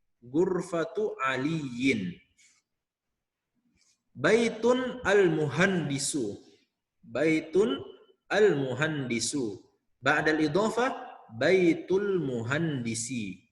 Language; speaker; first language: Arabic; non-native, fluent; Indonesian